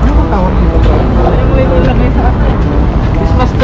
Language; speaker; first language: Filipino; non-native, local second language; Cebuano